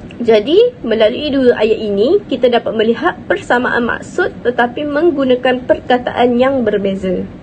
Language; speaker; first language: Malay; native; Malay